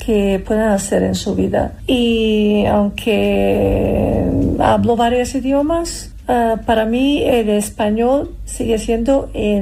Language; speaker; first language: Spanish; non-native, fluent; Serbian